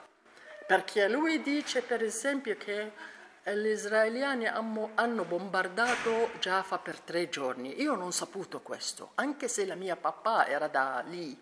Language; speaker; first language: Italian; non-native, learner; Arabic